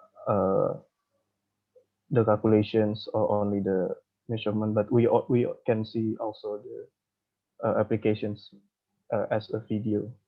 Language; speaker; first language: English; non-native, fluent; Indonesian